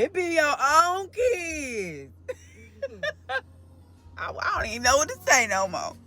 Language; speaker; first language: English; native; English